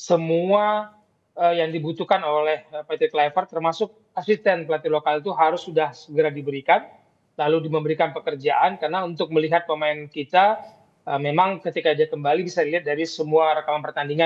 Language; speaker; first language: Indonesian; native; Indonesian